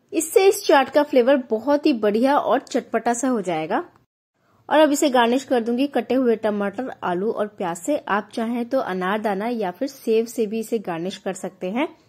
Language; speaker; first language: Hindi; native; Hindi